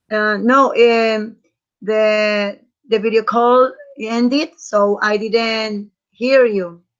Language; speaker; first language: English; non-native, learner; Spanish